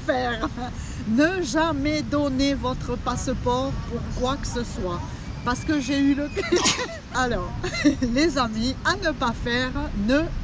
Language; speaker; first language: French; native; French